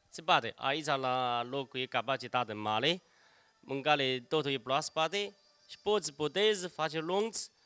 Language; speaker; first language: Romanian; non-native, learner; Chinese